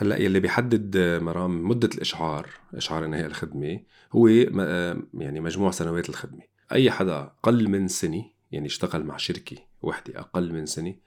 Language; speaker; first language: Arabic; native; Arabic